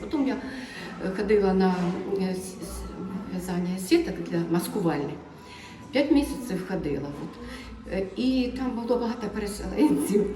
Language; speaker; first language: Ukrainian; non-native, local second language; Russian